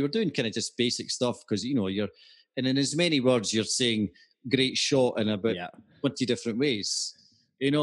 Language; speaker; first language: English; native; English